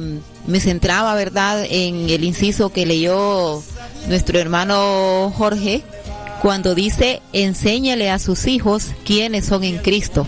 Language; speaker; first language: Spanish; native; Spanish